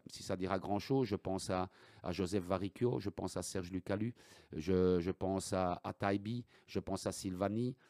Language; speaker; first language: French; early bilingual, other home language; Italian